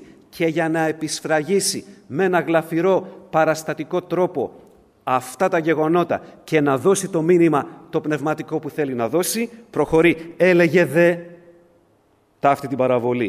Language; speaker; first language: Greek; native; Greek